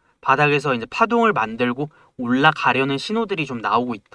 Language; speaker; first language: Korean; native; Korean